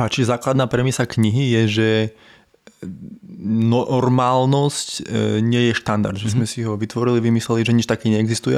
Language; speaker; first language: Slovak; native; Slovak